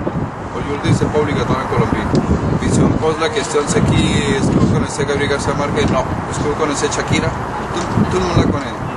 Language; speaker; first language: French; non-native, learner; Spanish